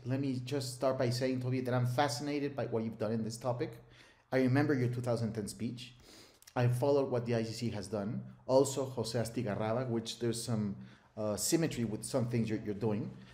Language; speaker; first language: English; non-native, fluent; Spanish